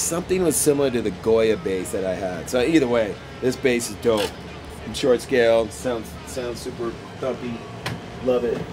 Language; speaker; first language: English; native; English